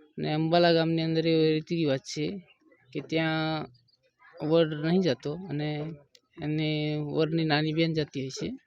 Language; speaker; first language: Gujarati; non-native, local second language; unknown